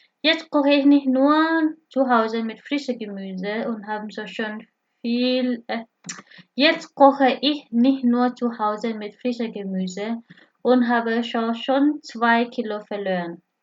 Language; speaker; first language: German; non-native, fluent; Indonesian